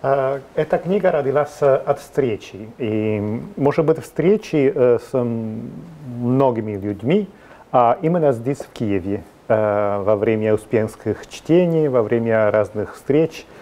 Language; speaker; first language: Russian; non-native, fluent; Italian